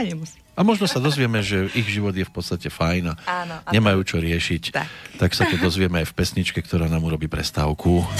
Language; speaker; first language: Slovak; native; Slovak